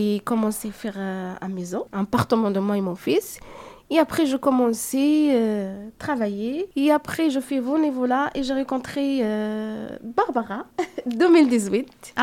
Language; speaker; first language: French; non-native, learner; Arabic